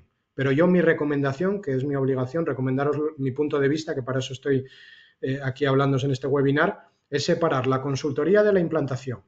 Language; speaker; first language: Spanish; native; Spanish